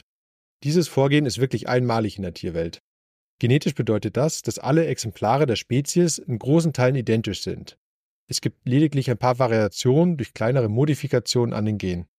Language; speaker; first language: German; native; German